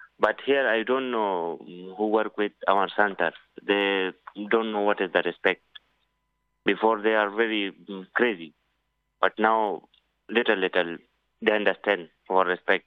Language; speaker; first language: English; non-native, learner; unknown